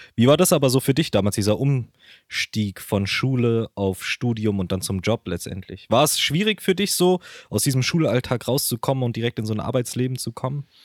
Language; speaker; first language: German; early bilingual, other home language; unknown